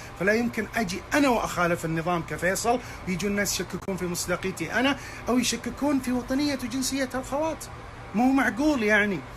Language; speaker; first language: Arabic; native; Arabic